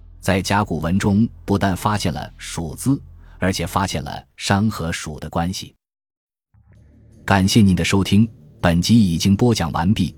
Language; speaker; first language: Chinese; native; Chinese